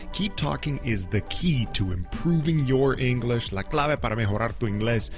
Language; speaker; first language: Spanish; non-native, fluent; English